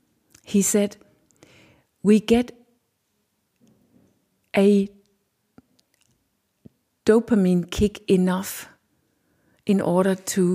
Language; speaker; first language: English; non-native, fluent; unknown